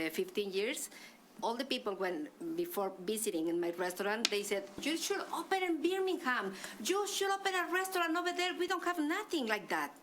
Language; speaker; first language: English; non-native, learner; Spanish